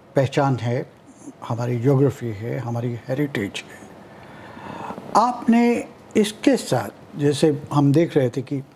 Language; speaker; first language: Hindi; native; Hindi